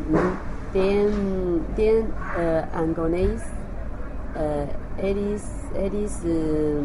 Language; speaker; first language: Portuguese; non-native, learner; Chinese